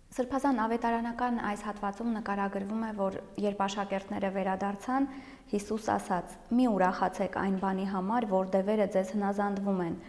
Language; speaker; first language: Armenian; native; Armenian